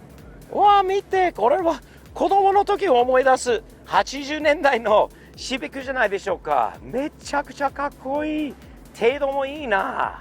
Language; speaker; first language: Japanese; non-native, fluent; English